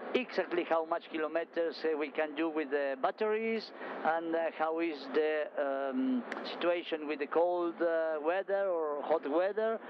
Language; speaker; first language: English; non-native, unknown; Italian